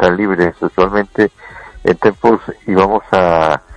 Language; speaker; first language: Spanish; non-native, local second language; Galician